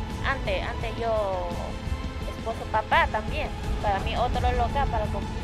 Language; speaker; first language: Spanish; non-native, learner; Chinese